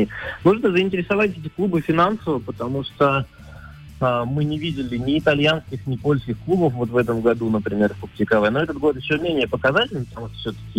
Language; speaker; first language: Russian; native; Russian